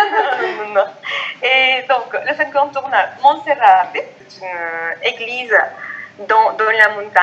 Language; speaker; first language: French; non-native, fluent; Spanish